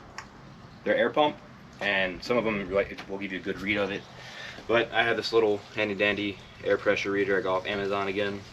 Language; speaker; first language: English; native; English